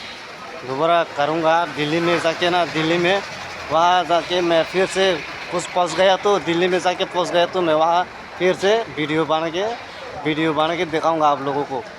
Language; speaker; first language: Hindi; non-native, local second language; Kok Borok